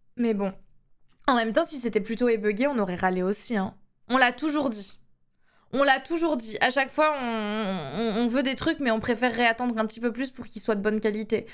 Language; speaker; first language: French; native; French